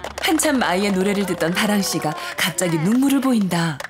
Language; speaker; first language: Korean; native; Korean